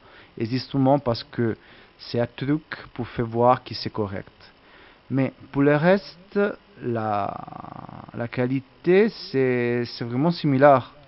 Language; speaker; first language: French; non-native, learner; Italian